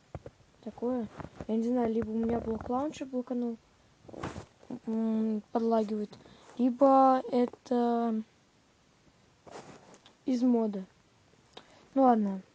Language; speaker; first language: Russian; native; Russian